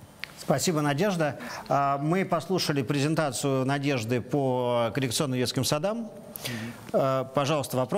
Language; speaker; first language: Russian; native; Russian